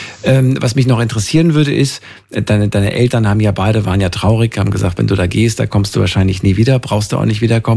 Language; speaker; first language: German; native; German